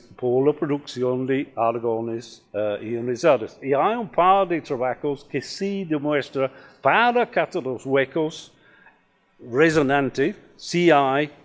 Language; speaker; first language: Spanish; non-native, fluent; English